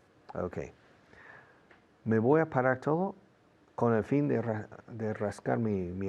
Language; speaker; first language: Spanish; non-native, fluent; English